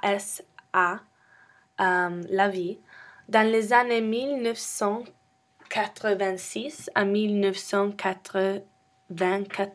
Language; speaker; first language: French; non-native, learner; English